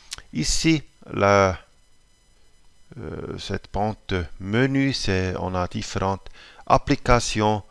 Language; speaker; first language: French; non-native, local second language; German